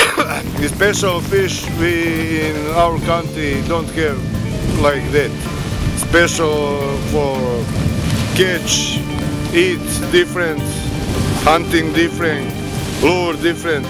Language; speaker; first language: English; non-native, learner; Croatian